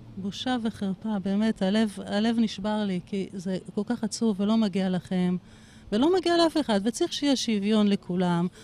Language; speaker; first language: Hebrew; native; Hebrew